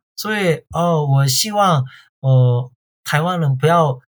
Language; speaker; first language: Chinese; non-native, fluent; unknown